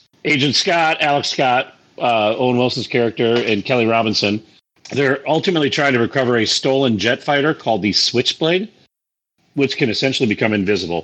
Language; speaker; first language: English; native; English